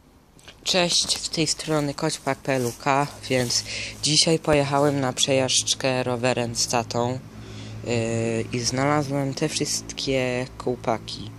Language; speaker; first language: Polish; early bilingual, heritage; Polish